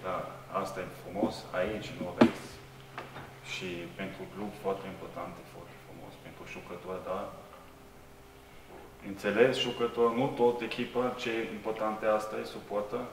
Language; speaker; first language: Romanian; non-native, learner; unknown